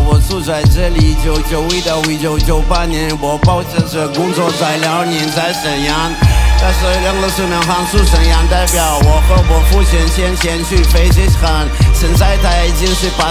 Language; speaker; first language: Chinese; non-native, learner; Russian